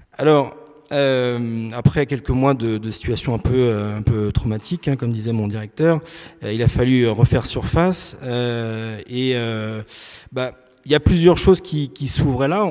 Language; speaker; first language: French; native; French